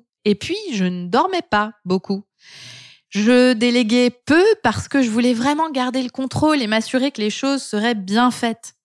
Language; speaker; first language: French; native; French